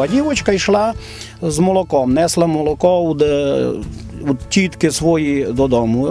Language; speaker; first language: Ukrainian; native; Ukrainian